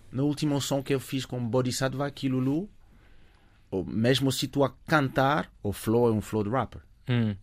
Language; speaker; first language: Portuguese; non-native, fluent; French